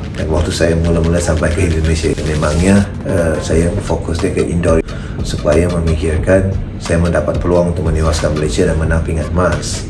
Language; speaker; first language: Malay; non-native, local second language; Tamil